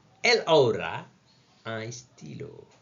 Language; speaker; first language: French; non-native, learner; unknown